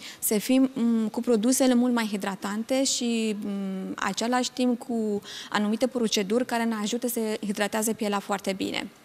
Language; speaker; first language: Romanian; non-native, fluent; Turkish